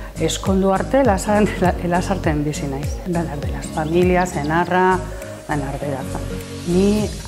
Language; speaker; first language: Basque; early bilingual, other home language; Spanish